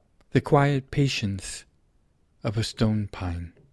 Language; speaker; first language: English; native; English